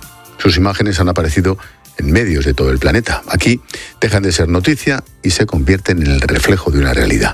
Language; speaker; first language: Spanish; native; Spanish